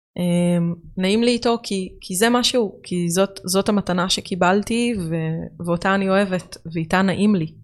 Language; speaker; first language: Hebrew; native; Hebrew